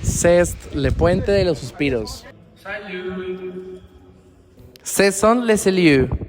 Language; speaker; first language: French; non-native, learner; Spanish